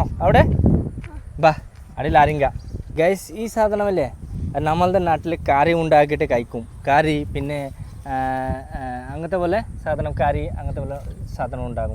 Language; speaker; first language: Malayalam; non-native, learner; Bangla